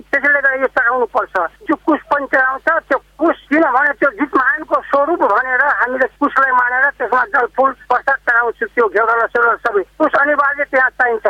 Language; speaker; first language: Nepali; non-native, local second language; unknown